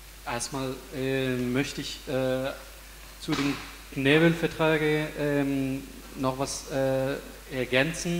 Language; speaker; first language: German; non-native, fluent; Spanish